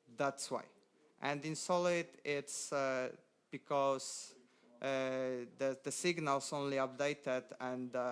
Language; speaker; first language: English; non-native, fluent; Polish